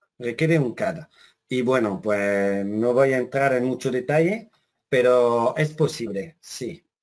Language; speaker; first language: Spanish; non-native, fluent; French